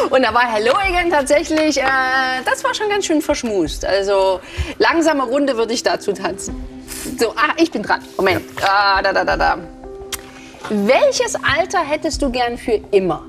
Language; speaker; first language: German; native; German